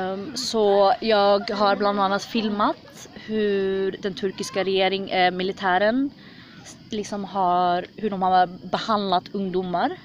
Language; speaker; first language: Swedish; early bilingual, other home language; Kurdish